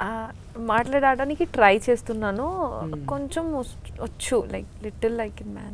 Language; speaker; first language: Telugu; non-native, learner; Bangla